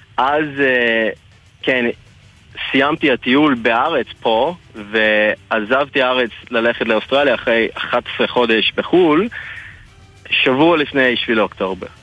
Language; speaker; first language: Hebrew; non-native, fluent; English